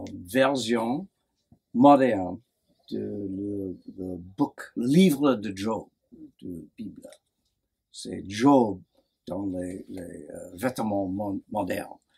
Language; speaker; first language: French; non-native, learner; English